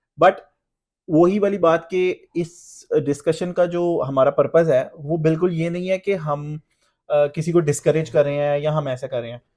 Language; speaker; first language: Urdu; native; Urdu